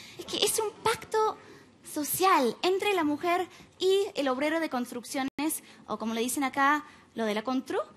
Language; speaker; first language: Spanish; non-native, fluent; English